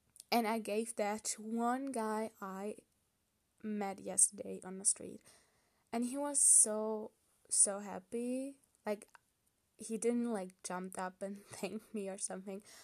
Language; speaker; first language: English; non-native, fluent; German